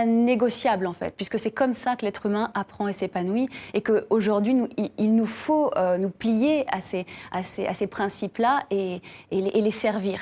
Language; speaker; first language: French; native; French